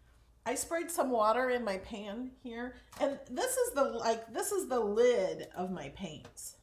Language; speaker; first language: English; native; English